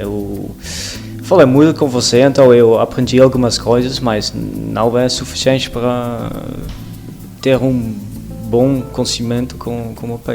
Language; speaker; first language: Portuguese; non-native, learner; Dutch